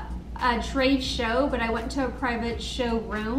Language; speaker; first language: English; native; English